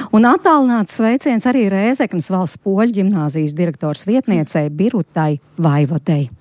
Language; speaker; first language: Latvian; native; Latvian